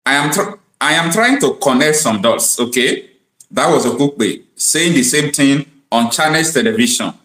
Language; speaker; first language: English; non-native, local second language; Igbo